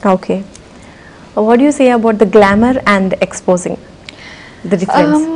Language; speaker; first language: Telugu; native; Telugu